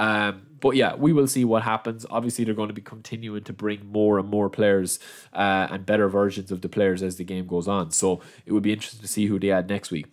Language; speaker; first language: English; native; English